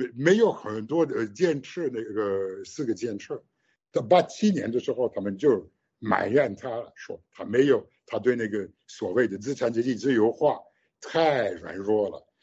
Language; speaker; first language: Chinese; non-native, fluent; French